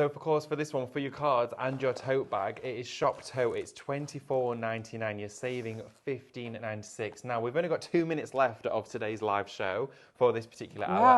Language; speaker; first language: English; native; English